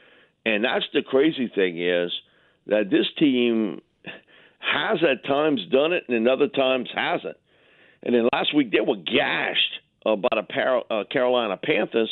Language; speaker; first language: English; native; English